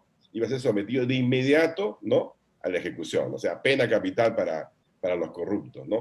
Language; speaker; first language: Spanish; native; Spanish